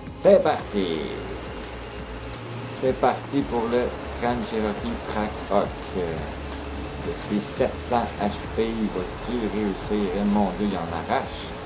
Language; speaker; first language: French; native; French